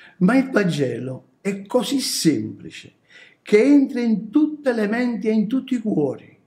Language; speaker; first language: Italian; native; Italian